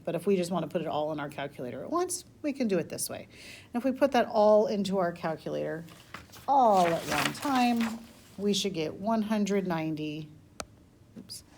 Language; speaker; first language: English; native; English